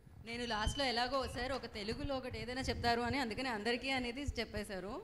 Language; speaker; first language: Telugu; native; Telugu